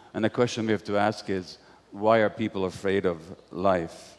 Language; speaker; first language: English; non-native, fluent; Hungarian